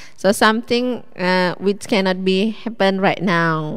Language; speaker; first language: English; non-native, fluent; Indonesian